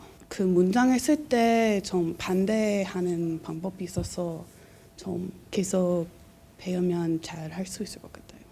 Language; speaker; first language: Korean; non-native, learner; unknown